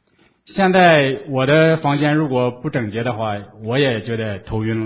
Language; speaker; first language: Chinese; native; Chinese